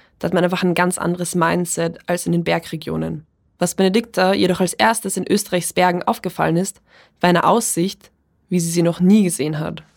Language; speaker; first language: German; early bilingual, other home language; Polish